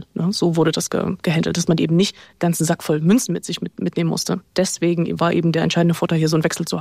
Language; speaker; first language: German; native; German